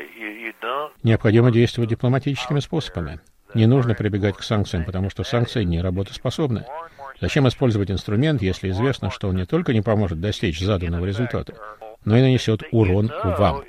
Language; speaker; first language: Russian; native; Russian